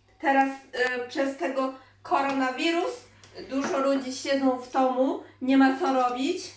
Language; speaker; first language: Polish; non-native, learner; Chinese